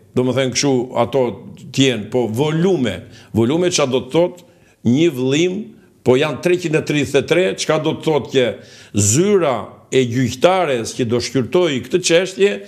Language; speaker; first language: Albanian; native; Albanian